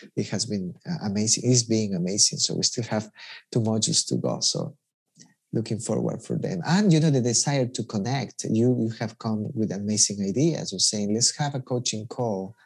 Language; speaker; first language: English; non-native, fluent; Spanish